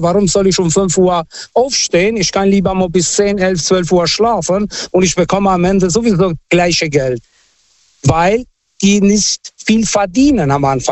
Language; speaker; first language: German; non-native, fluent; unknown